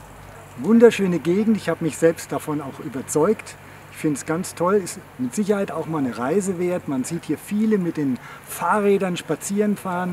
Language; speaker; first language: German; native; German